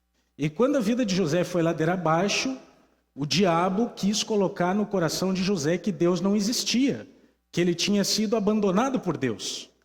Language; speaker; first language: Portuguese; native; Portuguese